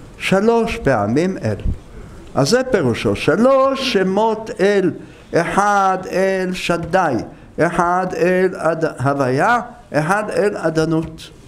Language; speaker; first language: Hebrew; native; Hebrew